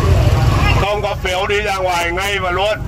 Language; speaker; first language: Vietnamese; native; Vietnamese